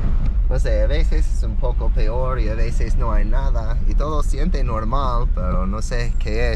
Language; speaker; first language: Spanish; non-native, fluent; English